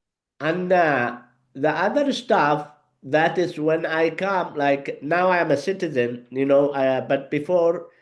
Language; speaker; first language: English; non-native, learner; Arabic